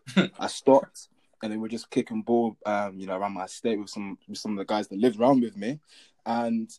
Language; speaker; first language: English; native; English